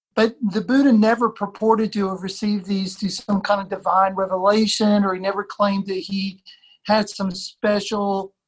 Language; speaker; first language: English; native; English